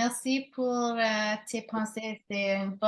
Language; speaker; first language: French; non-native, local second language; English